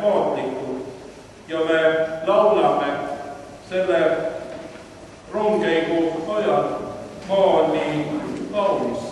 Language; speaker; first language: Estonian; non-native, learner; Swedish